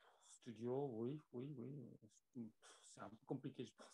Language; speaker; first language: French; non-native, learner; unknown